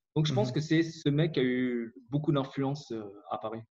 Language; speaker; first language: French; native; French